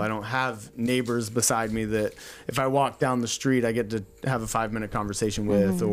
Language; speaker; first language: English; native; English